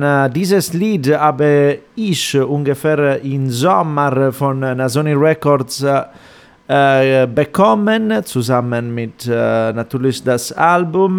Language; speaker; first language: German; non-native, fluent; Italian